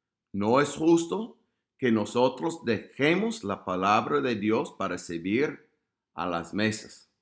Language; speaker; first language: Spanish; non-native, fluent; English